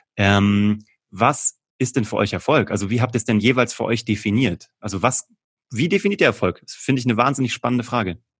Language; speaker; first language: German; native; German